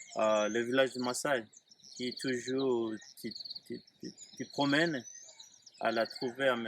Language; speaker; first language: French; non-native, learner; Swahili